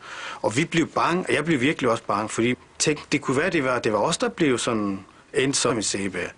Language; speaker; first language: Danish; early bilingual, other home language; Turkish